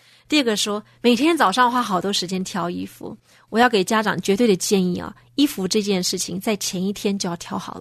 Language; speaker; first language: Chinese; native; Chinese